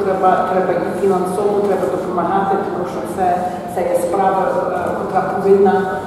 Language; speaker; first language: Ukrainian; early bilingual, heritage; Ukrainian